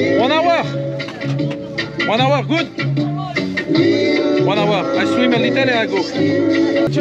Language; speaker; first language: English; non-native, learner; French